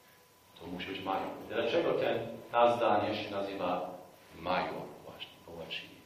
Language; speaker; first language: Polish; non-native, fluent; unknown